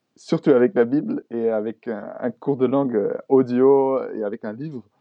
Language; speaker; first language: French; non-native, fluent; German